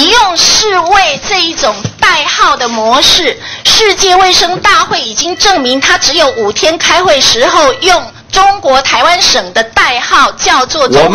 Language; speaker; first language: Chinese; native; Chinese